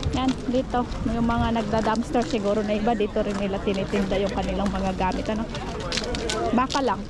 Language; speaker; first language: Filipino; native; Filipino